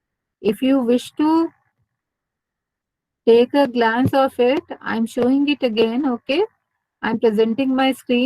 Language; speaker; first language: English; non-native, fluent; Hindi